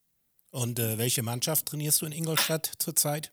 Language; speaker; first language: German; native; German